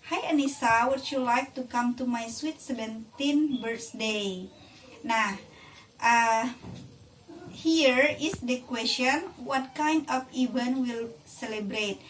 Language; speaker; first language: English; non-native, learner; Indonesian